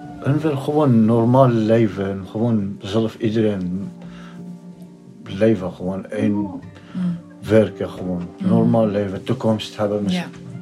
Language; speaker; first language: Dutch; non-native, learner; Arabic